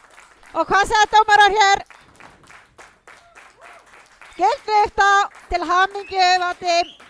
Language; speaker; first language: Icelandic; native; Icelandic